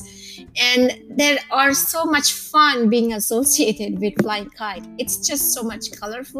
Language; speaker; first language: English; non-native, local second language; Gujarati